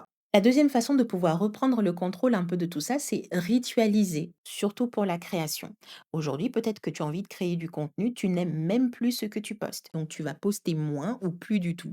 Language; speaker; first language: French; native; French